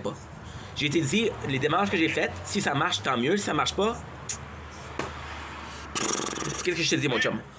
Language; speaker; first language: French; native; French